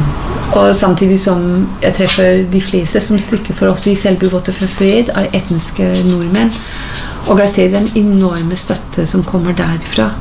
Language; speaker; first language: Norwegian; non-native, fluent; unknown